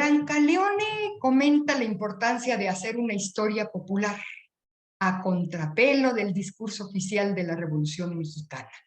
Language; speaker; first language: Spanish; native; Spanish